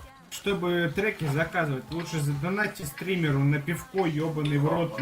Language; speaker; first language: Russian; native; Russian